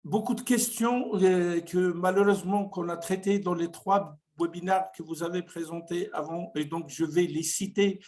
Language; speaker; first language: French; non-native, local second language; Arabic